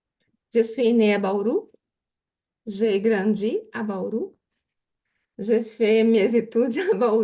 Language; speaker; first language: French; non-native, learner; Portuguese